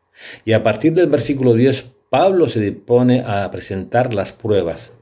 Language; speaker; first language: Spanish; native; Spanish